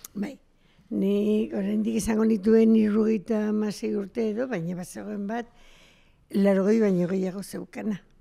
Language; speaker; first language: Basque; non-native, local second language; Spanish